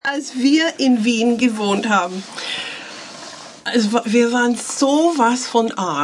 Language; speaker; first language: German; non-native, fluent; English